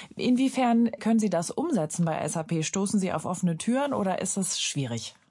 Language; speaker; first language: German; native; German